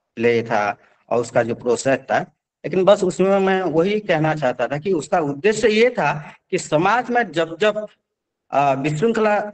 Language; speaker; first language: Hindi; non-native, local second language; Odia